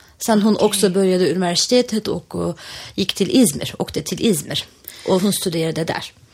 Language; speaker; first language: Swedish; non-native, fluent; Turkish